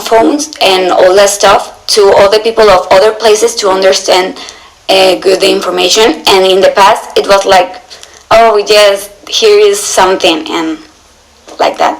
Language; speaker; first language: English; non-native, learner; Spanish